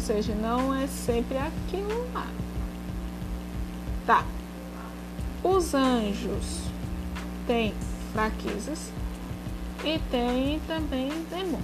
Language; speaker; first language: Portuguese; native; Portuguese